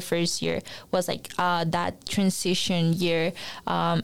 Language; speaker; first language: English; non-native, fluent; Spanish